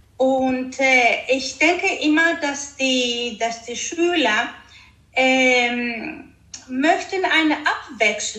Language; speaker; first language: German; early bilingual, other home language; Greek